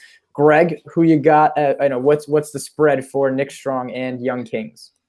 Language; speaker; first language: English; native; English